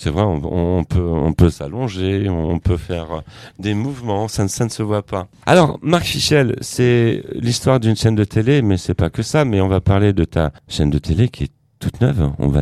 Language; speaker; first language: French; native; French